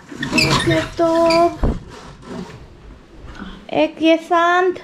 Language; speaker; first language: Hebrew; non-native, learner; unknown